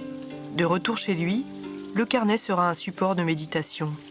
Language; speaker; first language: French; native; French